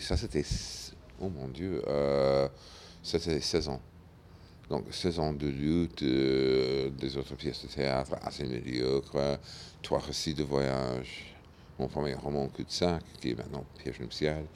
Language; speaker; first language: French; non-native, fluent; English